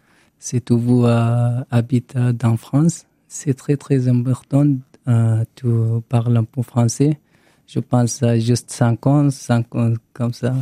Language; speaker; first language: French; non-native, learner; Arabic